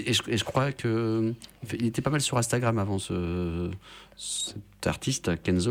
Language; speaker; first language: French; native; French